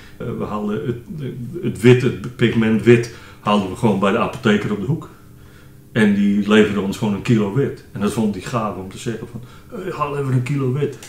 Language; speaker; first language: Dutch; non-native, local second language; Western Frisian